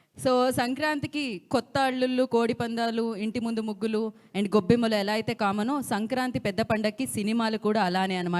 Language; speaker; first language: Telugu; native; Telugu